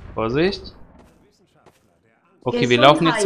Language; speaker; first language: German; native; German